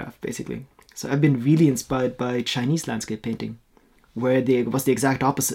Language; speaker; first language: English; non-native, fluent; Norwegian